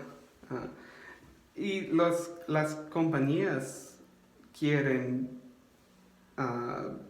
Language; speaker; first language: Spanish; non-native, learner; English